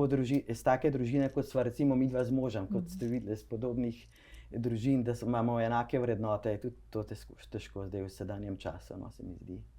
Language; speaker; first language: Slovenian; native; Slovenian